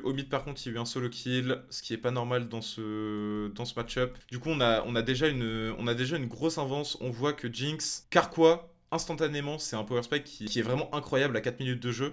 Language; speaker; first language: French; native; French